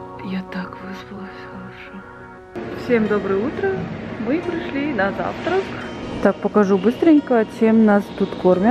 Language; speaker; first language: Russian; non-native, local second language; Kazakh